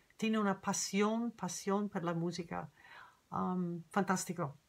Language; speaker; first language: Spanish; non-native, learner; English